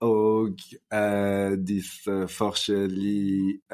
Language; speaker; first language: Norwegian; non-native, fluent; French